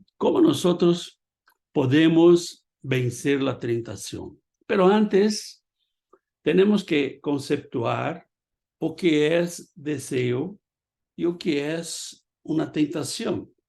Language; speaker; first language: Spanish; non-native, fluent; Portuguese